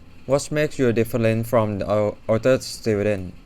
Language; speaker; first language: English; non-native, learner; Thai